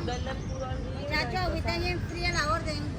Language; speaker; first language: Spanish; native; Spanish